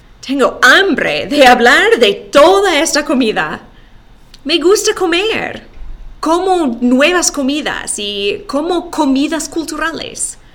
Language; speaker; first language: Spanish; non-native, fluent; English